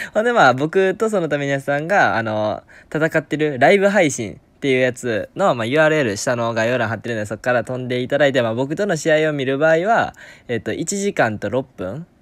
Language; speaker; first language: Japanese; native; Japanese